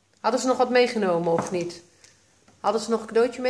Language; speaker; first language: Dutch; native; Dutch